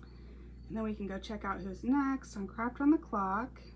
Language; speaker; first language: English; native; English